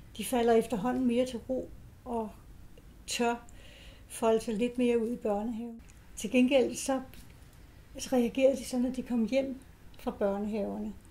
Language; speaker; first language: Danish; native; Danish